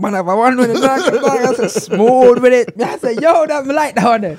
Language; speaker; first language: English; native; English